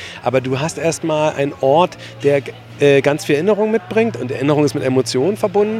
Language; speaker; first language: German; native; German